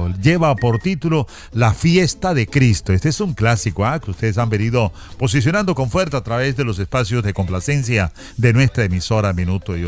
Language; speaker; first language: Spanish; native; Spanish